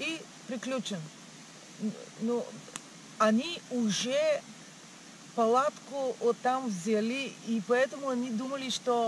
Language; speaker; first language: Russian; non-native, learner; Bulgarian